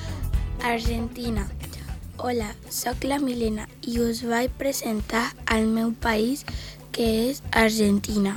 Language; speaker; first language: Catalan; early bilingual, other home language; Spanish